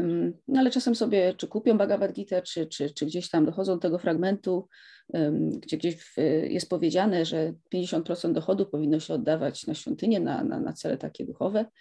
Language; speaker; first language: Polish; native; Polish